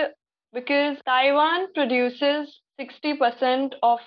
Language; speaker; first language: English; non-native, local second language; Hindi